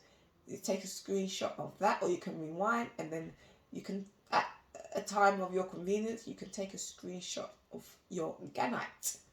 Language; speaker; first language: English; native; English